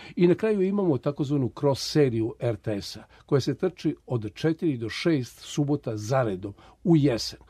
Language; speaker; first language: Serbian; native; Serbian